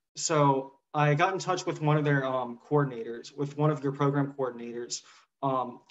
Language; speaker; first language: English; native; English